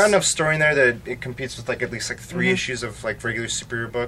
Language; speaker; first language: English; native; English